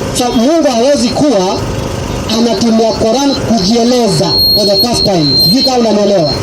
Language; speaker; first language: Swahili; non-native, local second language; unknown